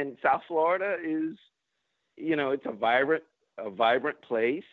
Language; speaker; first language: English; non-native, fluent; Spanish